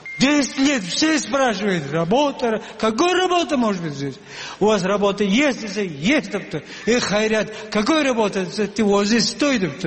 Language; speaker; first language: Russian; non-native, local second language; Uzbek